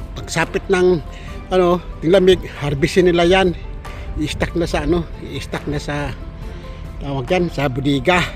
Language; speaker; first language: Filipino; non-native, local second language; Cebuano